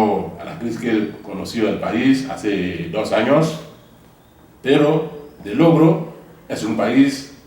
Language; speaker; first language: Spanish; non-native, fluent; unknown